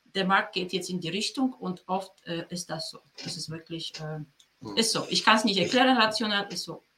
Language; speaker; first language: German; non-native, fluent; Polish